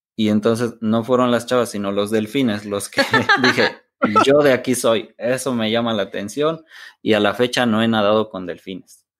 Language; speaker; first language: Spanish; native; Spanish